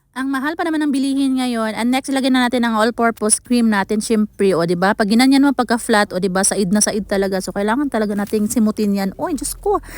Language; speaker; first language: Filipino; non-native, local second language; Cebuano